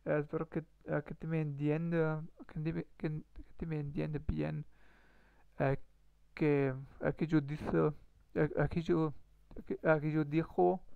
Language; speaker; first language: Spanish; non-native, learner; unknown